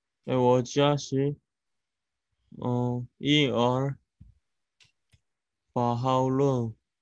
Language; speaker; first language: Chinese; non-native, learner; Korean